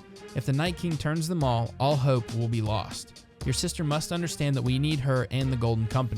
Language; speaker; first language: English; native; English